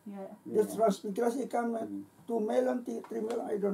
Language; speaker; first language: English; non-native, learner; Indonesian